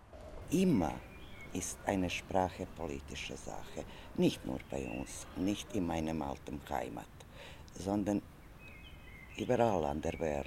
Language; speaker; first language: German; non-native, learner; Croatian